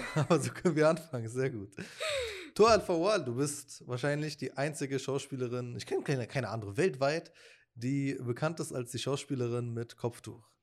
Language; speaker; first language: German; native; German